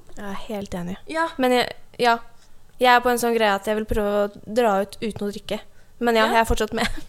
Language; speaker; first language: Norwegian; early bilingual, other home language; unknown